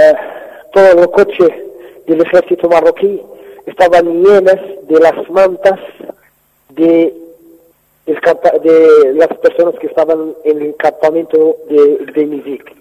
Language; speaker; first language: Spanish; non-native, fluent; Arabic